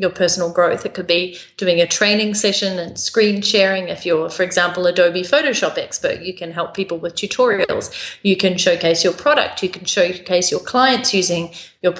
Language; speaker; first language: English; native; English